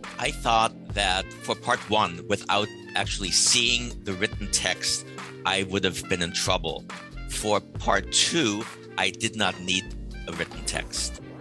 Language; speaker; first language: English; native; English